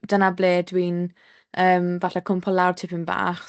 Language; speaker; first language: Welsh; non-native, local second language; English